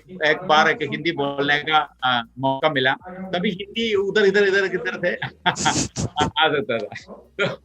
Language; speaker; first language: Hindi; non-native, local second language; Malayalam